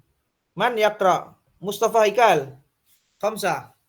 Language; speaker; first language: Arabic; non-native, fluent; Indonesian